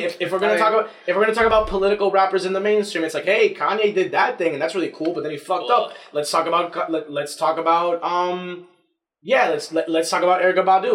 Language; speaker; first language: English; non-native, local second language; Spanish